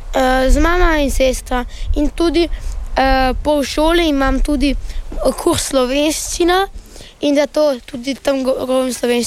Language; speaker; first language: Slovenian; early bilingual, heritage; Italian